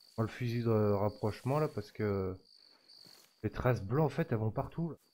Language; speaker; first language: French; native; French